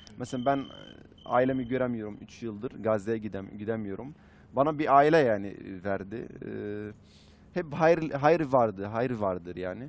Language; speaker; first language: Turkish; non-native, fluent; Arabic